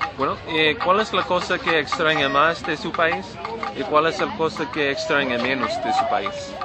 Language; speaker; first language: Spanish; non-native, learner; English